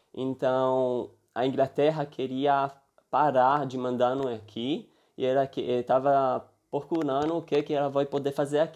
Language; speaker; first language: Portuguese; early bilingual, heritage; Hebrew